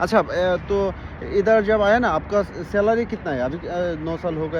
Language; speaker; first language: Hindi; non-native, learner; Bangla